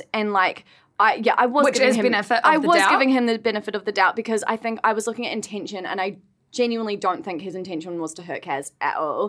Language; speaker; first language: English; native; English